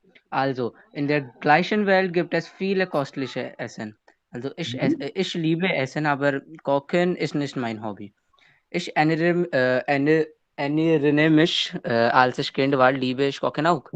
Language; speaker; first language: German; non-native, learner; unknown